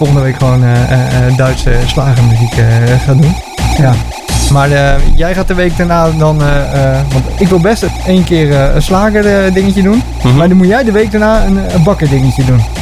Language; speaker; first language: Dutch; native; Dutch